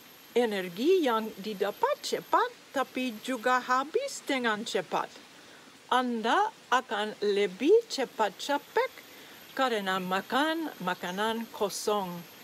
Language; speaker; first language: Indonesian; non-native, learner; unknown